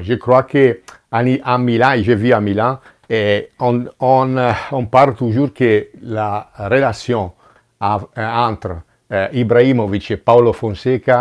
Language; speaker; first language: French; non-native, fluent; Italian